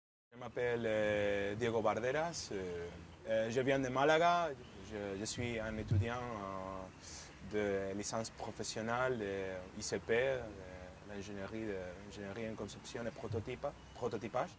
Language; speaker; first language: French; non-native, fluent; Spanish